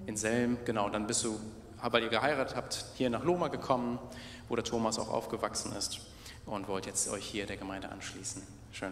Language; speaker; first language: German; native; German